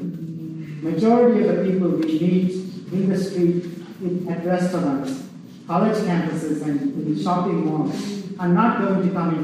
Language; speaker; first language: English; non-native, local second language; Sinhala